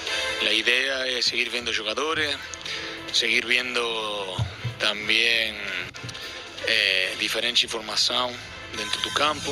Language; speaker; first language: Portuguese; non-native, fluent; Spanish